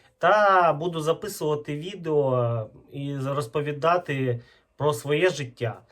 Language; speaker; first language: Ukrainian; non-native, local second language; Russian